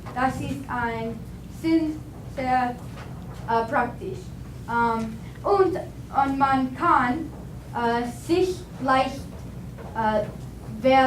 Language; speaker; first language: German; non-native, learner; English